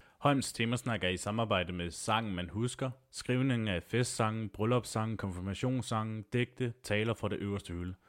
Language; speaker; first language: Danish; native; Danish